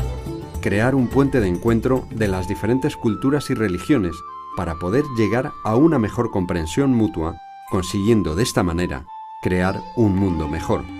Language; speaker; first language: Spanish; native; Spanish